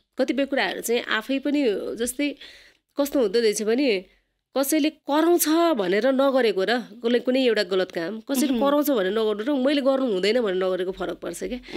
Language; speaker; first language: Nepali; non-native, local second language; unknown